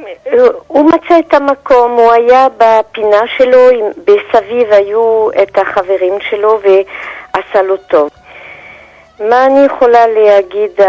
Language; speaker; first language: Hebrew; non-native, fluent; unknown